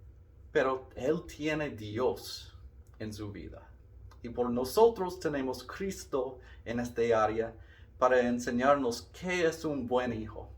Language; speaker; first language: Spanish; non-native, learner; English